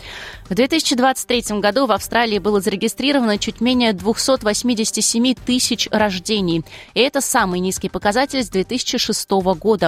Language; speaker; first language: Russian; native; Russian